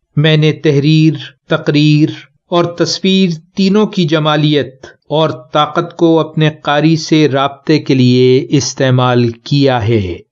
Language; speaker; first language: Urdu; native; Urdu